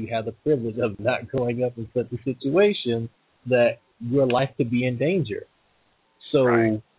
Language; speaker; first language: English; native; English